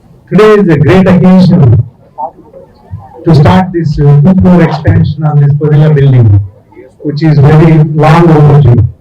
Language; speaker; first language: English; non-native, local second language; Telugu